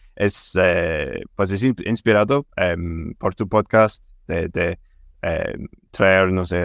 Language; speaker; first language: Spanish; non-native, fluent; English